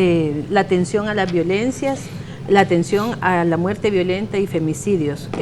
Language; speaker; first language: Spanish; native; Spanish